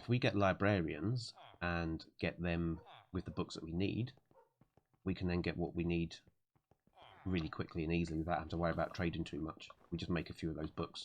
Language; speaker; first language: English; native; English